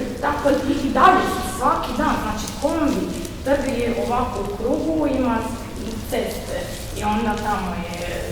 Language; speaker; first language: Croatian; non-native, fluent; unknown